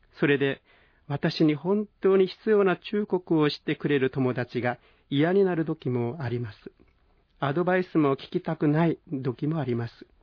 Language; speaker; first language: Japanese; non-native, fluent; Korean